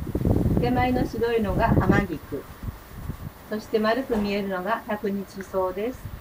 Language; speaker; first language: Japanese; native; Japanese